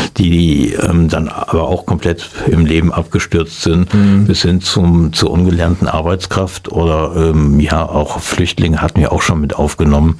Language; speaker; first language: German; native; German